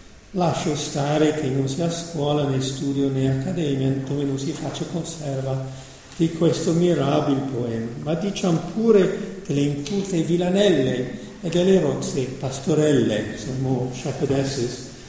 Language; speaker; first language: Italian; non-native, fluent; English